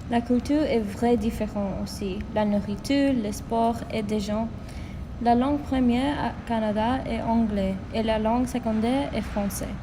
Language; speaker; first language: French; non-native, learner; English